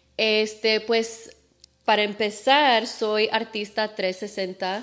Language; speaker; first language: Spanish; early bilingual, other home language; English